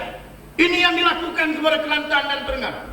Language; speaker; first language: Malay; native; Malay